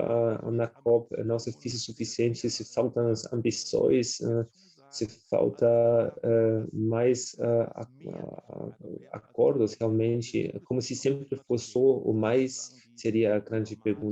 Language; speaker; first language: Portuguese; non-native, fluent; German